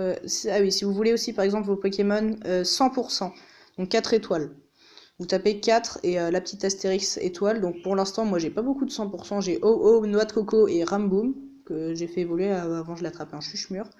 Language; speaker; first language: French; native; French